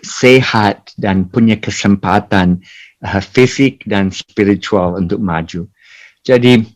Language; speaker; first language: Indonesian; non-native, fluent; English